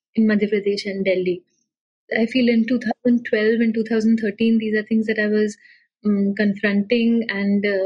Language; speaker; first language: English; non-native, local second language; Marathi